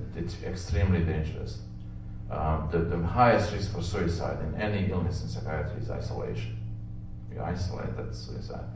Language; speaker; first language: English; non-native, fluent; Serbian